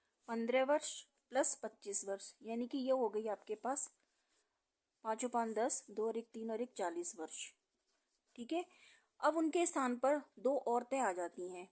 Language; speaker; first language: Hindi; native; Hindi